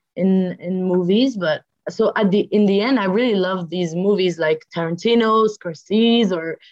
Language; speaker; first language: English; non-native, fluent; French